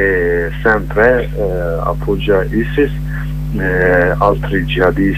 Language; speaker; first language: Italian; non-native, learner; Kurdish